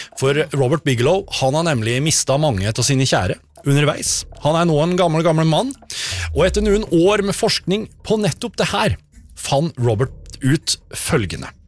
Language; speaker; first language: Norwegian; native; Norwegian